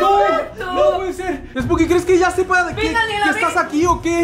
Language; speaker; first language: Spanish; native; Spanish